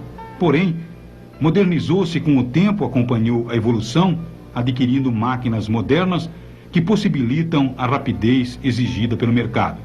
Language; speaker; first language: Portuguese; native; Portuguese